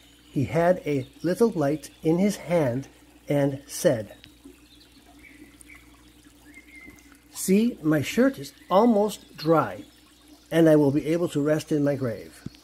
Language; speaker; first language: English; native; English